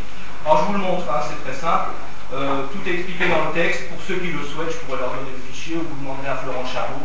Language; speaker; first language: French; native; French